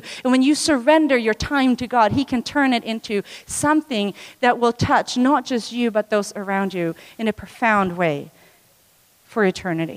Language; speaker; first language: English; non-native, local second language; Swedish